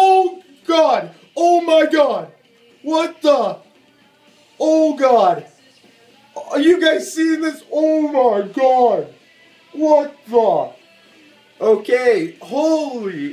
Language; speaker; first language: English; native; English